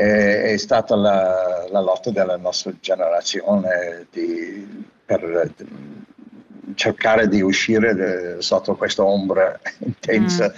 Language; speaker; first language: Italian; non-native, fluent; English